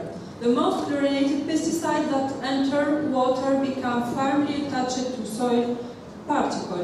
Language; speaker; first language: English; non-native, local second language; Arabic